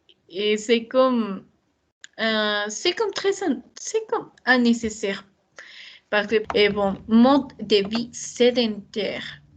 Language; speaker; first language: French; non-native, learner; Spanish